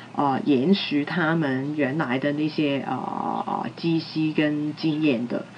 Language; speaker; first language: Chinese; non-native, local second language; Cantonese